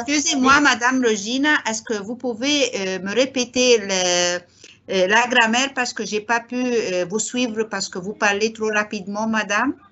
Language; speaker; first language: French; non-native, learner; Arabic